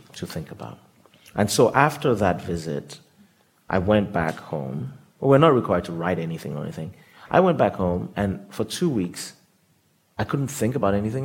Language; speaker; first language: English; non-native, local second language; Yoruba